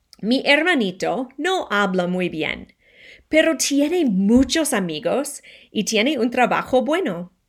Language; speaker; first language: Spanish; non-native, fluent; English